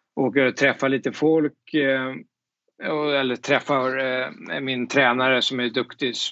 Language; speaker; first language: Swedish; native; Swedish